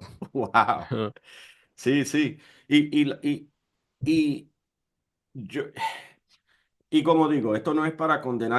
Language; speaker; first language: Spanish; early bilingual, heritage; Spanish